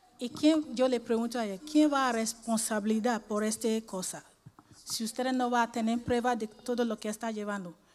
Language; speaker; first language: Spanish; non-native, learner; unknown